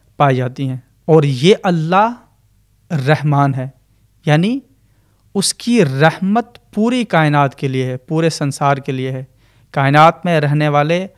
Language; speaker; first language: Urdu; native; Urdu